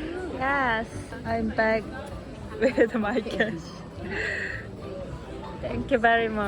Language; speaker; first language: English; non-native, learner; Korean